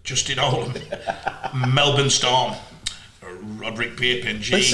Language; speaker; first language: English; native; English